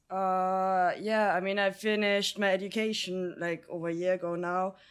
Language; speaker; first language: English; non-native, fluent; German